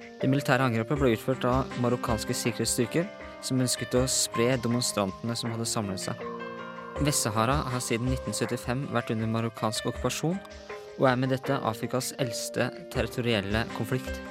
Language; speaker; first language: Norwegian; native; Norwegian